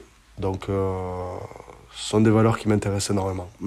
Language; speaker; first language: French; native; French